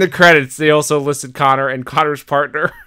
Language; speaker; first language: English; native; English